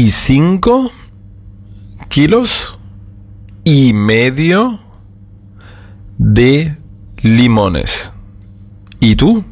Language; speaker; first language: Spanish; non-native, fluent; German